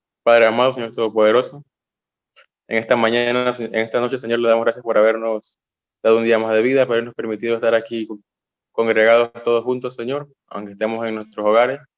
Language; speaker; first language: Spanish; native; Spanish